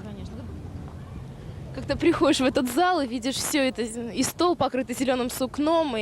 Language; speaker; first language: Russian; native; Russian